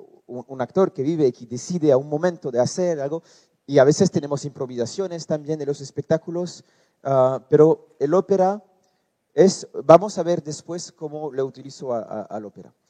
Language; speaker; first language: Spanish; non-native, learner; French